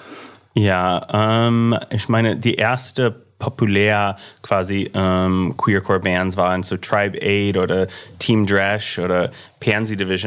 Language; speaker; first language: German; non-native, fluent; English